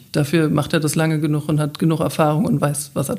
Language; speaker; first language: German; native; German